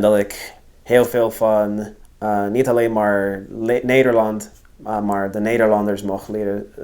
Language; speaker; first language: Dutch; non-native, fluent; English